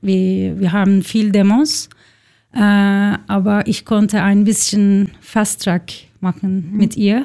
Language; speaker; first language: German; non-native, learner; Turkish